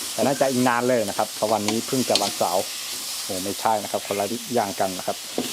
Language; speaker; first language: Thai; non-native, local second language; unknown